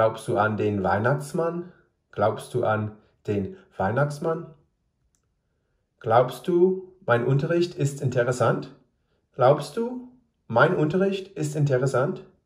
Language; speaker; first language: German; non-native, fluent; English